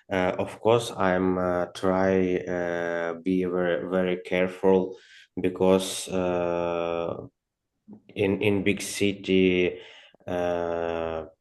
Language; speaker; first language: English; non-native, learner; Ukrainian